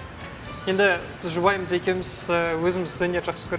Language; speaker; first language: Kazakh; native; Kazakh